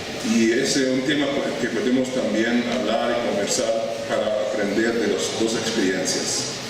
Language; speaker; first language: Spanish; non-native, fluent; Arabic